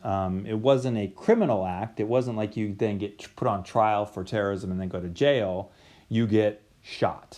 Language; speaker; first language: English; native; English